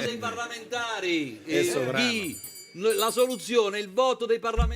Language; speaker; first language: Italian; native; Italian